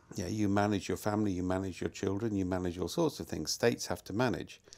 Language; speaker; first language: English; native; English